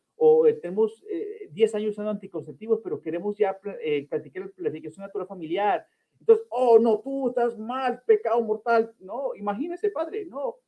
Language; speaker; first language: Spanish; early bilingual, heritage; Spanish